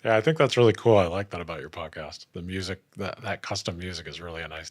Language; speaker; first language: English; native; English